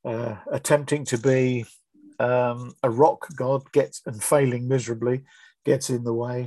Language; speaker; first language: English; native; English